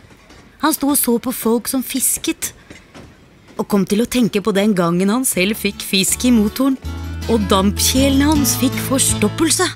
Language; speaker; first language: Norwegian; native; Norwegian